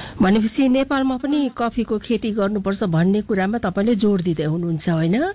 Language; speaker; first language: Nepali; native; Nepali